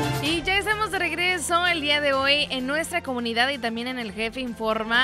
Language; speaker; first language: Spanish; native; Spanish